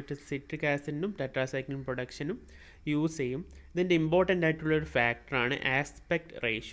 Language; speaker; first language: Malayalam; native; Malayalam